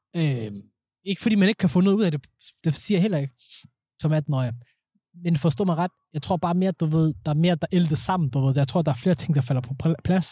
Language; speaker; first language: Danish; early bilingual, other home language; Somali